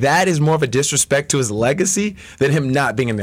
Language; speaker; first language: English; native; English